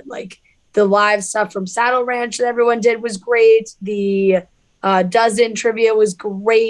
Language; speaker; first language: English; native; English